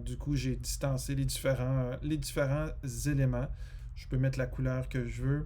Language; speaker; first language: French; native; French